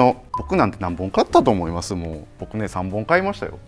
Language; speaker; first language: Japanese; native; Japanese